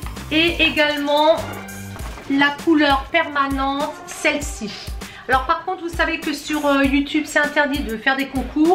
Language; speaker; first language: French; native; French